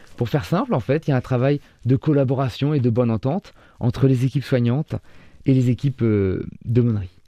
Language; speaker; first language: French; native; French